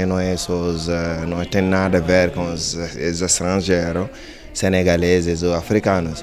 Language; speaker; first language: Portuguese; non-native, fluent; Wolof